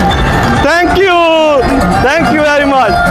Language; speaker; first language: English; non-native, local second language; Urdu